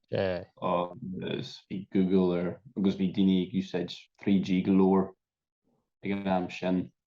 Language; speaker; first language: Irish; non-native, local second language; English